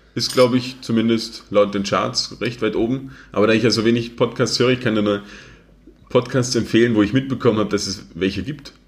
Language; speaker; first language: German; native; German